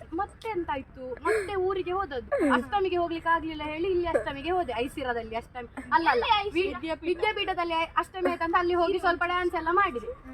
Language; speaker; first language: Kannada; non-native, local second language; Tulu